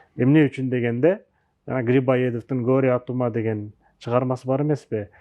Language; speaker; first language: Kyrgyz; native; Kyrgyz